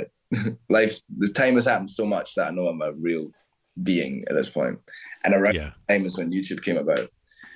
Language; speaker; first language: English; native; English